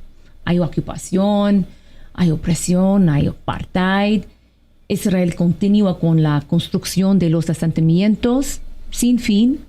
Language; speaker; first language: Spanish; non-native, fluent; Arabic